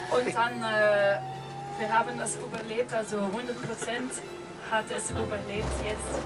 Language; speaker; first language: German; non-native, fluent; Norwegian